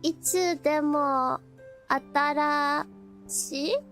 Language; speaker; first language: Japanese; non-native, learner; English